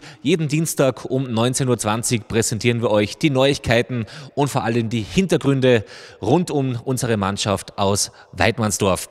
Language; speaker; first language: German; native; German